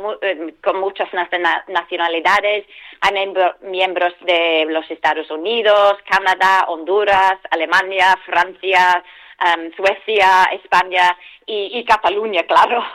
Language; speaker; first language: Spanish; non-native, fluent; English